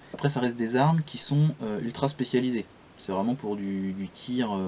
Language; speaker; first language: French; native; French